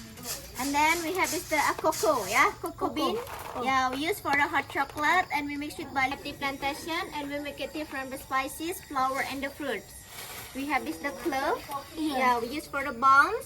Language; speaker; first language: English; non-native, fluent; Indonesian